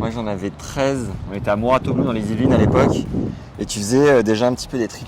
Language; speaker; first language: French; native; French